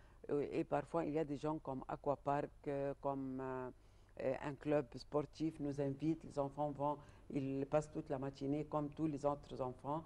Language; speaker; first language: French; non-native, fluent; Arabic